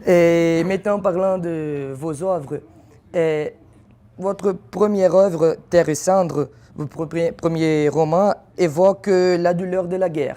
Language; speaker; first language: French; non-native, fluent; Portuguese